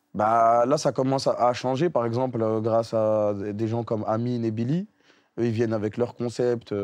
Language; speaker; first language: French; native; French